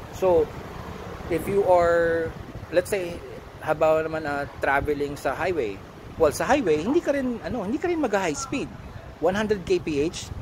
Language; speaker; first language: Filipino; native; Filipino